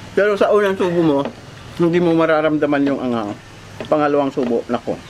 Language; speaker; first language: Filipino; non-native, local second language; Kinaray-a